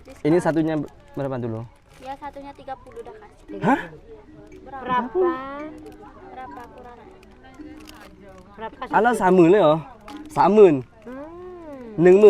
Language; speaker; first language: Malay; non-native, learner; Thai